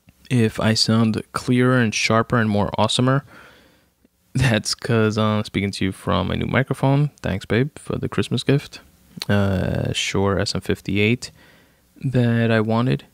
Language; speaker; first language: English; native; English